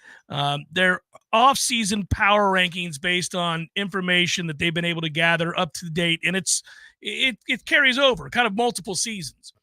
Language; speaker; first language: English; native; English